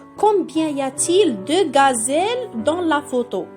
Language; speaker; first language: French; non-native, local second language; Arabic